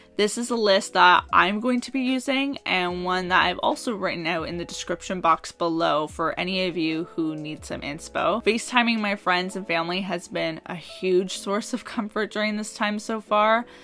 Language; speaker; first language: English; native; English